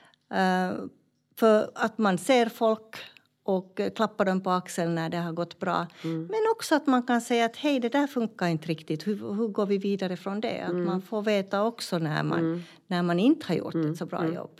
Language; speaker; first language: Swedish; non-native, fluent; Finnish